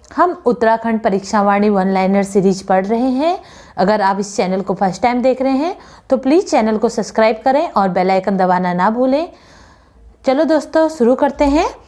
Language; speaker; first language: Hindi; native; Hindi